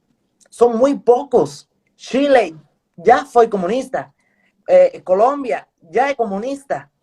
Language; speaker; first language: Portuguese; non-native, fluent; Spanish